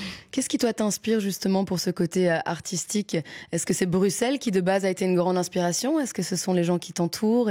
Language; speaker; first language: French; native; French